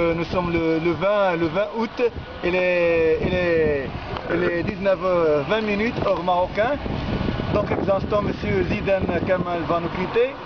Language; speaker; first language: French; non-native, local second language; Arabic